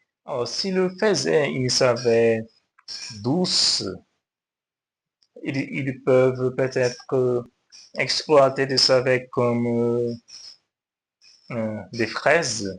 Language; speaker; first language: French; non-native, learner; Portuguese